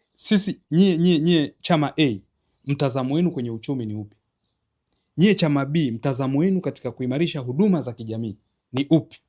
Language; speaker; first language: Swahili; native; Swahili